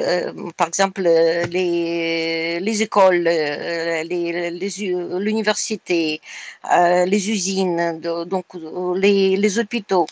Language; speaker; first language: French; non-native, fluent; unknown